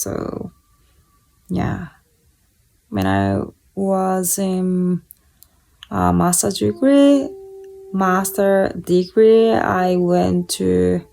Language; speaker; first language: English; non-native, fluent; Japanese